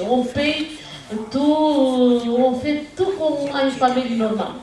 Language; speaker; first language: French; non-native, learner; Romanian